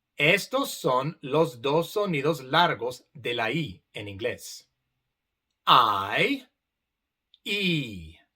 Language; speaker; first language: Spanish; non-native, fluent; English